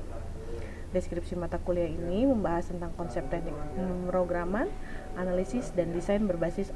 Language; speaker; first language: Indonesian; native; Indonesian